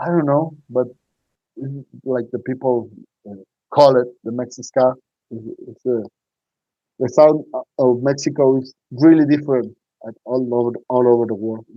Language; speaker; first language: English; non-native, learner; Spanish